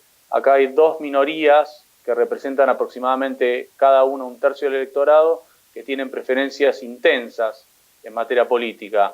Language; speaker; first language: Spanish; native; Spanish